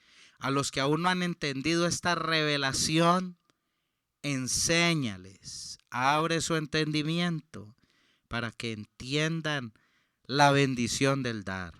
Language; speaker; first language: Spanish; native; Spanish